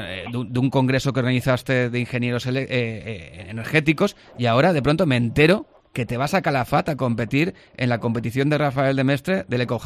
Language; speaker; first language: Spanish; native; Spanish